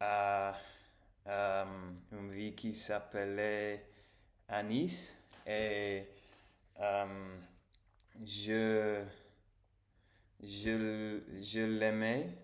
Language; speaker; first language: French; non-native, learner; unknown